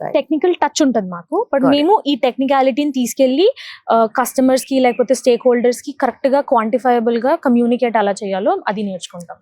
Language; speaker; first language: Telugu; native; Telugu